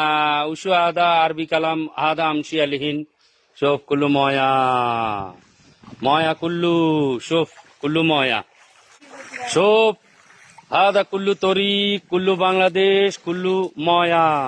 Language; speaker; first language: Arabic; non-native, learner; Bangla